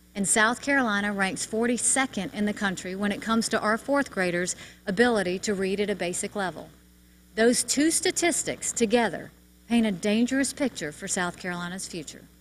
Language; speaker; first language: English; native; English